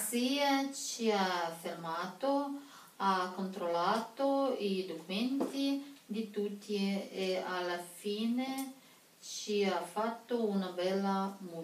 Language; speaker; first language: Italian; non-native, learner; Russian